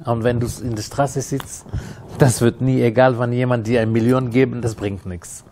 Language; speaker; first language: German; non-native, learner; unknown